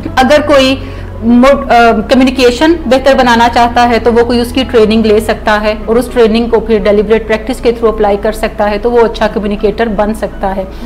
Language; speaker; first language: Urdu; native; Urdu